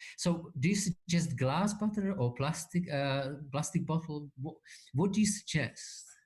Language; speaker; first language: English; non-native, fluent; Czech